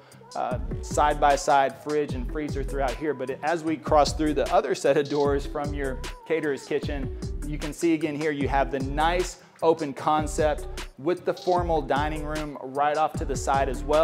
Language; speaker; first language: English; native; English